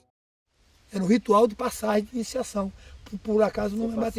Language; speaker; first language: Portuguese; native; Portuguese